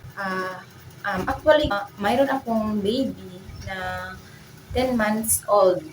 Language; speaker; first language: Filipino; non-native, local second language; Cebuano